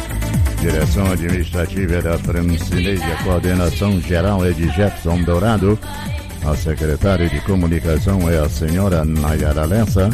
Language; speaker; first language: Portuguese; native; Portuguese